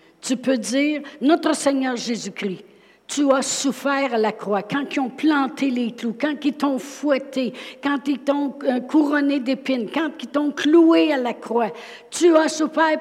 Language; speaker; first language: French; native; French